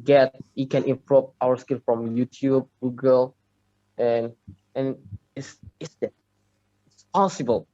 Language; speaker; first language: English; non-native, learner; Indonesian